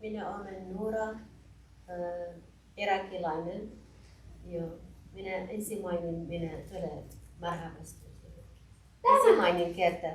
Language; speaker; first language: Finnish; non-native, learner; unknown